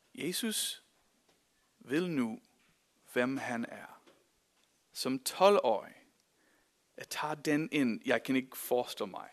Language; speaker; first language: Danish; non-native, fluent; English